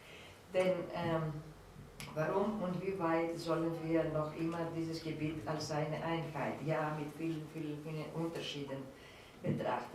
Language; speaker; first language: German; non-native, fluent; Greek